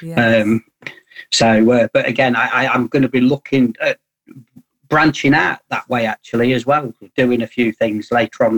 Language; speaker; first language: English; native; English